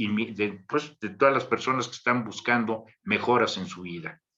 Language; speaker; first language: Spanish; native; Spanish